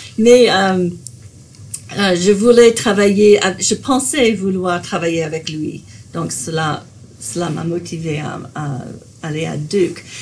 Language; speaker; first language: French; non-native, fluent; English